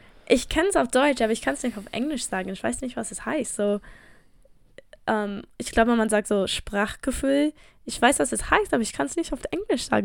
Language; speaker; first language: German; non-native, fluent; English